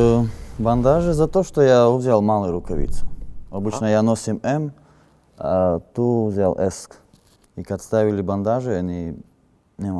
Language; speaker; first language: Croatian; non-native, learner; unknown